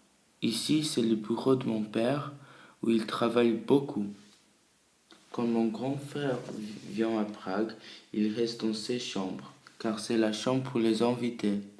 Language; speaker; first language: French; early bilingual, other home language; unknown